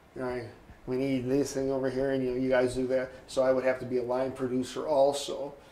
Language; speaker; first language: English; native; English